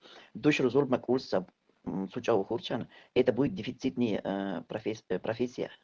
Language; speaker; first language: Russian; non-native, local second language; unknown